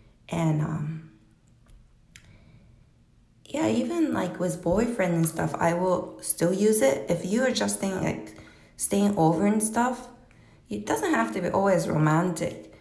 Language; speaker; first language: English; non-native, fluent; Japanese